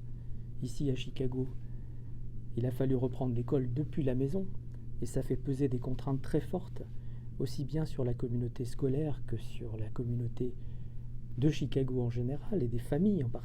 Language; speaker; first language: French; native; French